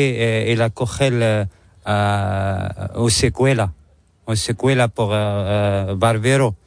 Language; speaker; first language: Spanish; non-native, learner; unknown